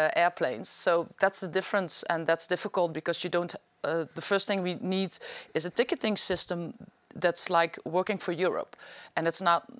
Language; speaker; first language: English; non-native, fluent; Dutch